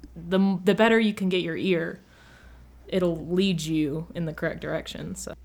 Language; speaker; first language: English; native; English